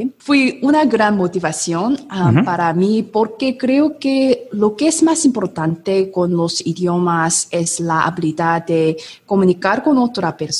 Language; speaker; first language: Spanish; non-native, learner; Korean